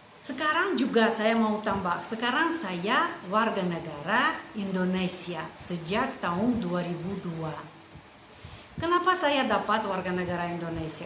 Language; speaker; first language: Indonesian; non-native, fluent; Russian